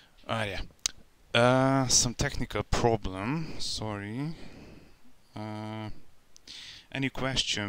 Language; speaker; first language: English; non-native, learner; Hungarian